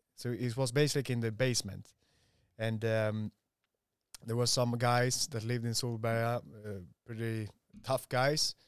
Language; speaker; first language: English; non-native, fluent; Swedish